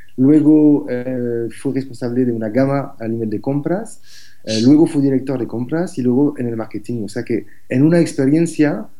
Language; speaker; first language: Spanish; non-native, fluent; French